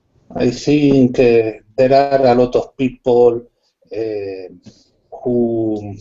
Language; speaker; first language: English; non-native, learner; Spanish